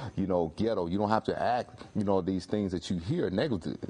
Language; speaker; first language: English; native; English